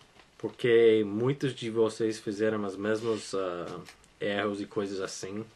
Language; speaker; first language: Portuguese; non-native, fluent; English